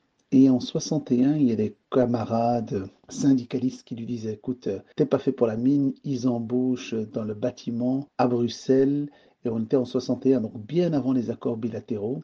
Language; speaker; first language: French; early bilingual, other home language; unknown